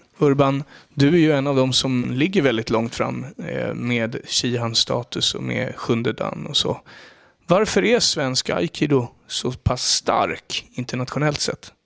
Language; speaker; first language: Swedish; native; Swedish